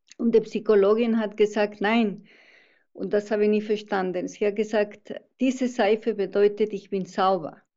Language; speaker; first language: German; non-native, fluent; Spanish